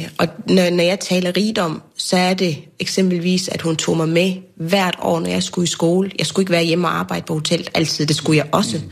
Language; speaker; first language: Danish; early bilingual, other home language; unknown